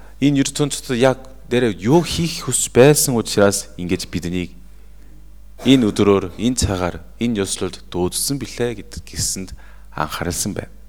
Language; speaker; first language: Mongolian; non-native, fluent; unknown